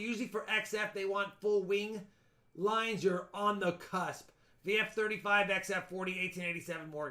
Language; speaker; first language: English; native; English